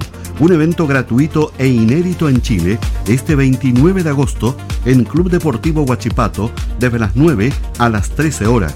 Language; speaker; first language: Spanish; native; Spanish